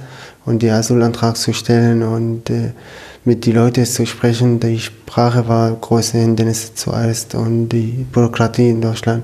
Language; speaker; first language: German; non-native, learner; Arabic